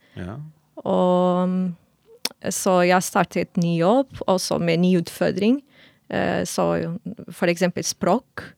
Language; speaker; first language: Norwegian; non-native, fluent; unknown